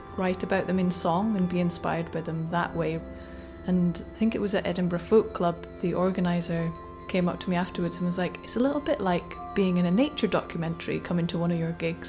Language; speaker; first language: English; native; English